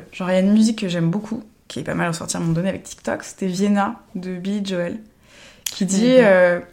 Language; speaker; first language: French; native; French